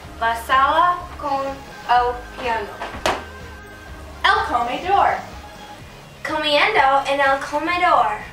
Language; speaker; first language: Spanish; non-native, learner; English